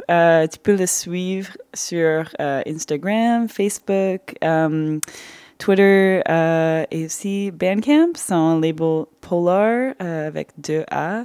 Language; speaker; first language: French; non-native, fluent; English